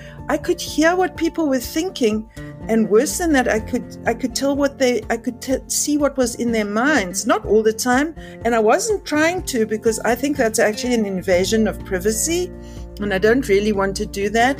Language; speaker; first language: English; native; English